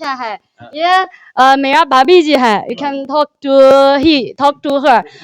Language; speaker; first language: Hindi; non-native, learner; Chinese